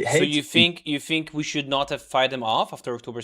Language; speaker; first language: English; native; English